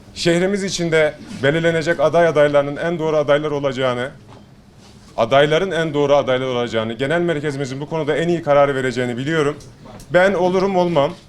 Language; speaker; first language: Turkish; native; Turkish